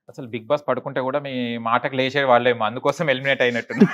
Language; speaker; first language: Telugu; native; Telugu